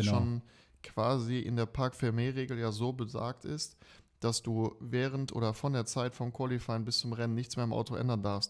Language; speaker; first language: German; native; German